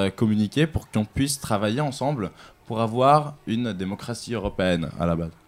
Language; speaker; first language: French; non-native, fluent; Greek